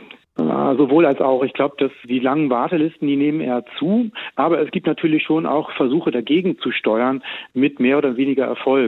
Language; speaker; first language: German; native; German